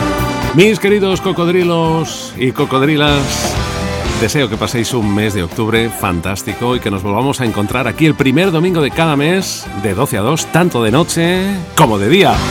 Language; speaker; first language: Spanish; native; Spanish